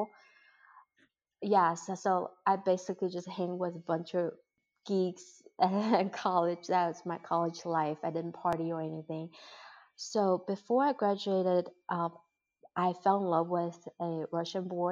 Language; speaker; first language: English; non-native, fluent; Chinese